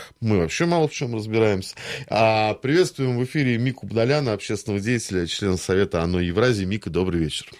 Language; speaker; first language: Russian; native; Russian